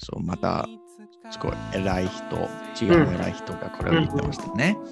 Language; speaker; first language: Japanese; non-native, fluent; English